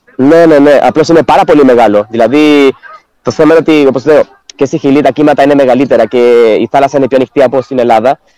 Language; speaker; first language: Greek; non-native, fluent; Spanish